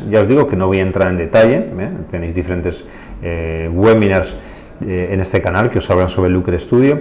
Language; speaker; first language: Spanish; native; Spanish